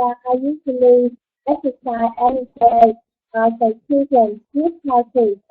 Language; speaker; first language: English; non-native, learner; Vietnamese